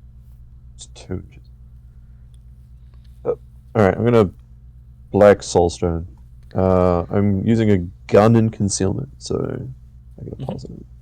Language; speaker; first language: English; native; English